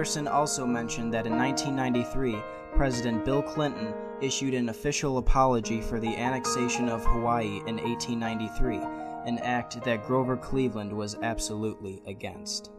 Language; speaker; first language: English; native; English